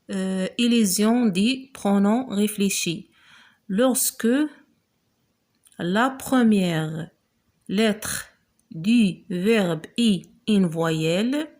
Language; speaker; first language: French; non-native, local second language; Arabic